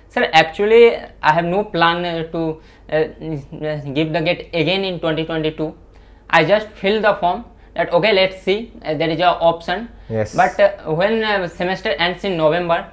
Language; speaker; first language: Hindi; native; Hindi